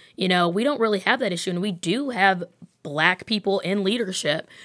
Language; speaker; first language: English; native; English